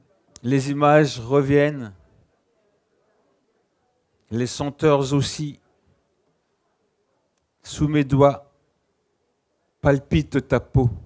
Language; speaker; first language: French; native; French